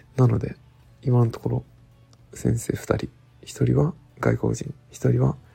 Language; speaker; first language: Japanese; native; Japanese